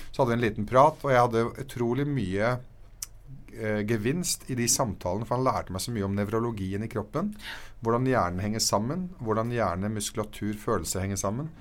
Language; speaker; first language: Norwegian; early bilingual, other home language; Arabic